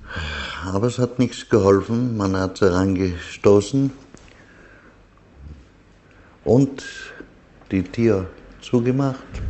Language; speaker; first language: German; non-native, fluent; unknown